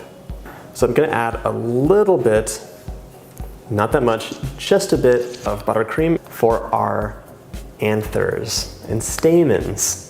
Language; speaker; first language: English; native; English